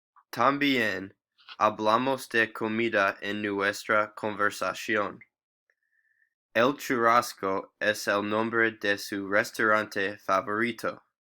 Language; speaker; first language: Spanish; non-native, learner; English